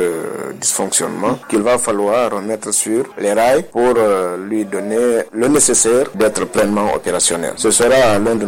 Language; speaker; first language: French; non-native, local second language; Fula